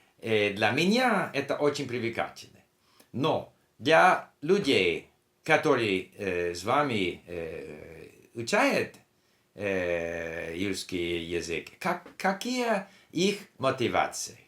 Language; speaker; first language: Russian; non-native, learner; English